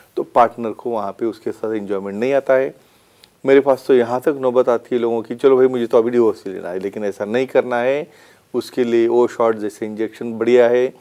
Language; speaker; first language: Hindi; non-native, local second language; Marathi